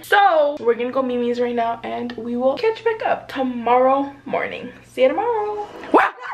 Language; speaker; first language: English; early bilingual, other home language; Spanish